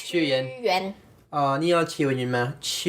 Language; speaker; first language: Chinese; non-native, learner; English